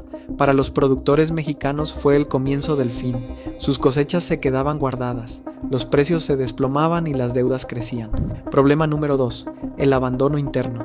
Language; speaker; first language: Spanish; native; Spanish